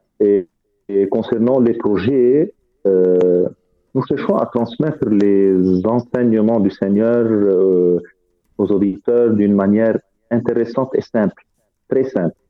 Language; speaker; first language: French; non-native, fluent; Arabic